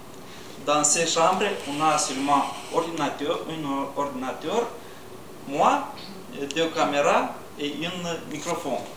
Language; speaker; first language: French; non-native, learner; Romanian